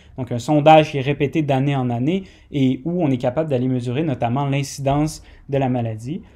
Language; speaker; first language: French; native; French